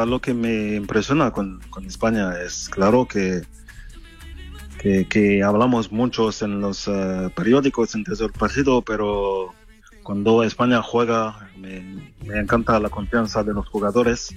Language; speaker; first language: Spanish; non-native, fluent; French